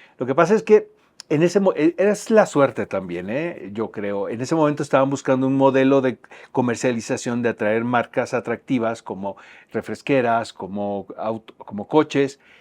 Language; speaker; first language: Spanish; native; Spanish